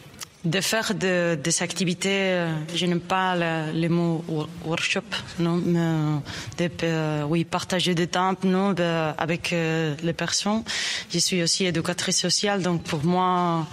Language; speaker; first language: French; non-native, learner; Spanish